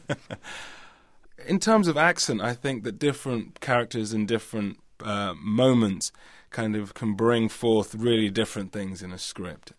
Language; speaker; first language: English; native; English